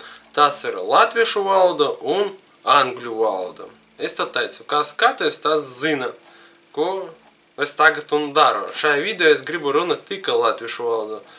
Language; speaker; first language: Latvian; non-native, learner; Russian